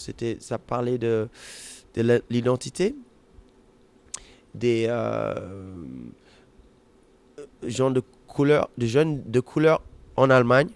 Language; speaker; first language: French; non-native, fluent; German